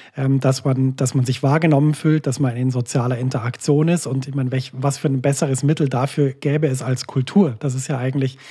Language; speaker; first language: German; native; German